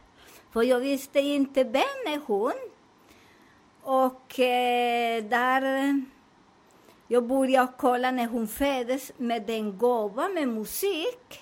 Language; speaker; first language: Swedish; non-native, learner; Spanish